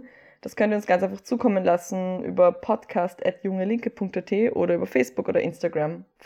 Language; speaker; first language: German; native; German